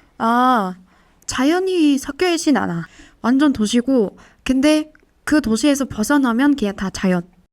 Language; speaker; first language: Korean; non-native, fluent; Mongolian